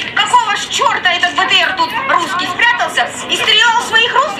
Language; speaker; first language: Russian; native; Russian